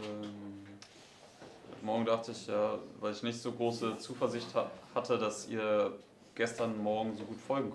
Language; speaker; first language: German; native; German